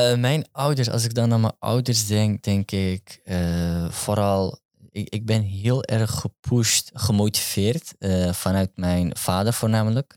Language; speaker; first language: Dutch; early bilingual, other home language; Turkish